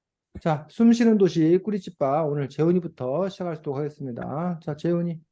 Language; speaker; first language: Korean; native; Korean